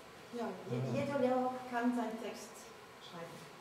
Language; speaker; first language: German; non-native, learner; French